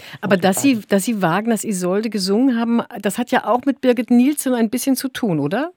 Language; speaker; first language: German; native; German